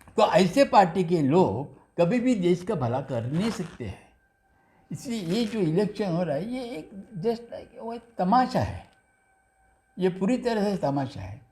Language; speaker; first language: Hindi; non-native, local second language; Gujarati